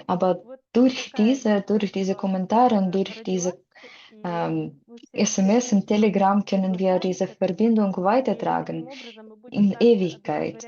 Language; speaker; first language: German; non-native, learner; Russian